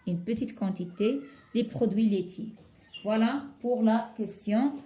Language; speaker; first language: French; non-native, local second language; Arabic